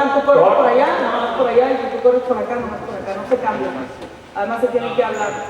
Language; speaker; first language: Spanish; native; Spanish